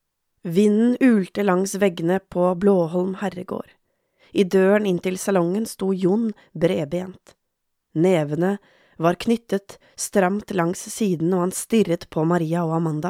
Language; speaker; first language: Norwegian; native; Norwegian